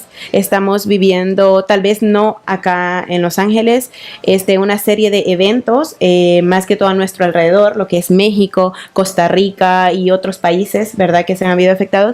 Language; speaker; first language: Spanish; native; Spanish